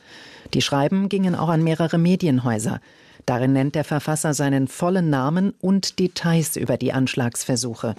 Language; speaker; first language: German; native; German